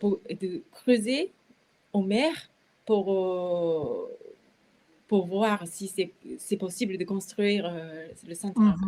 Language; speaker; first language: French; non-native, fluent; Japanese